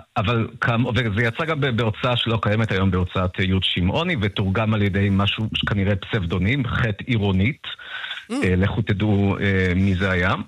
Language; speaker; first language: Hebrew; early bilingual, other home language; Russian